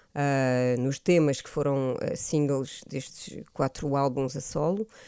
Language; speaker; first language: Portuguese; early bilingual, heritage; Portuguese